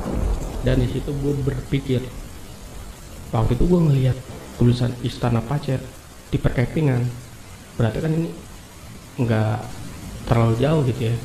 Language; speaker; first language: Malay; native; Malay